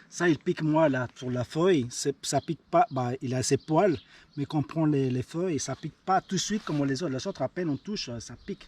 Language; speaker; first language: French; native; French